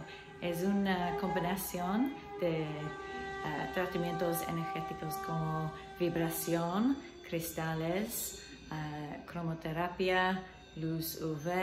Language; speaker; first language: Spanish; non-native, learner; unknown